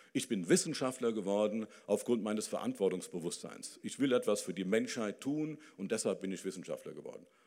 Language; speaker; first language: German; native; German